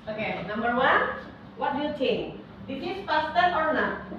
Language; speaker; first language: English; non-native, learner; Indonesian